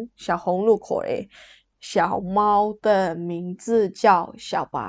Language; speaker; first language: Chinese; non-native, fluent; Burmese